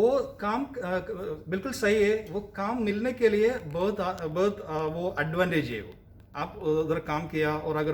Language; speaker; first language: Hindi; non-native, local second language; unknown